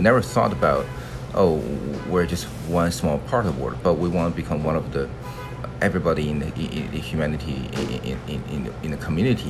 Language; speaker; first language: English; non-native, fluent; Chinese